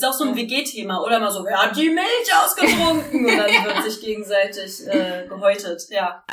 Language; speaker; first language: German; native; German